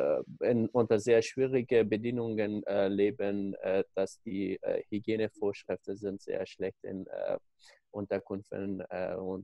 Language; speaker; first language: German; non-native, learner; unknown